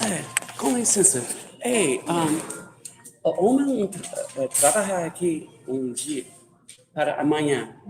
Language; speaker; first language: Portuguese; non-native, learner; English